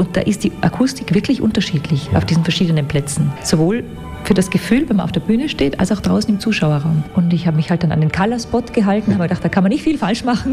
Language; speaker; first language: German; native; German